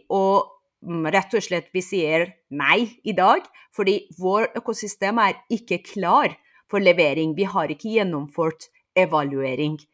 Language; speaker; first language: Norwegian; non-native, fluent; Persian